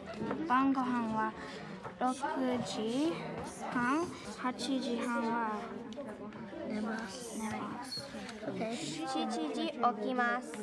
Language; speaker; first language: Japanese; non-native, learner; English